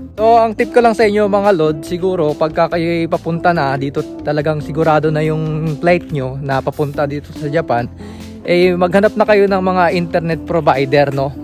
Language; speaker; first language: Filipino; native; Filipino